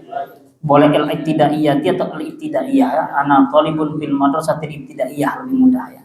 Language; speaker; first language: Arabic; non-native, fluent; Indonesian